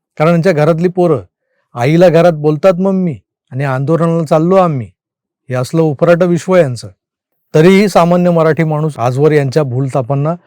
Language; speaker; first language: Marathi; native; Marathi